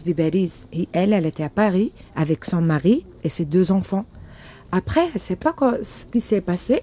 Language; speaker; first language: French; non-native, local second language; Arabic